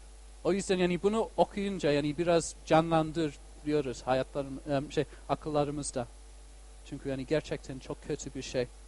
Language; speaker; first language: Turkish; non-native, fluent; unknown